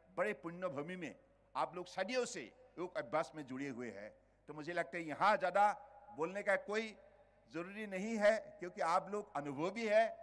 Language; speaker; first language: Hindi; native; Hindi